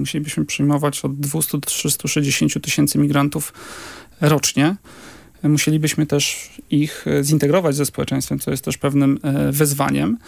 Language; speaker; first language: Polish; native; Polish